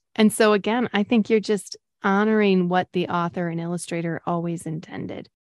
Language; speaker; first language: English; native; English